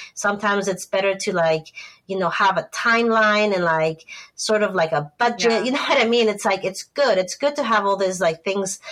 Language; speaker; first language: English; non-native, fluent; Spanish